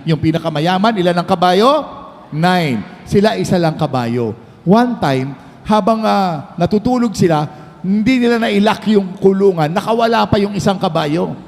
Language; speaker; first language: Filipino; native; Filipino